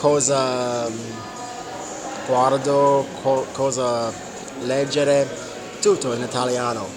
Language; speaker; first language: Italian; non-native, learner; English